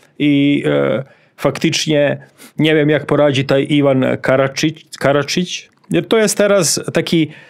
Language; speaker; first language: Polish; non-native, learner; Serbian